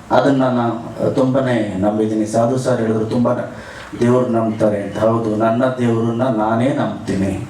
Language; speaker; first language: Kannada; native; Kannada